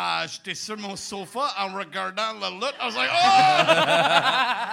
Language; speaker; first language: French; native; French